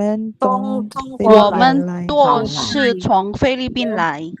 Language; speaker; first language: Chinese; non-native, learner; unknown